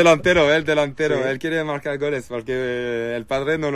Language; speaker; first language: Spanish; non-native, learner; French